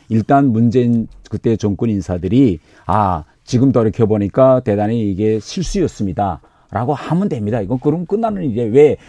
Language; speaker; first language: Korean; native; Korean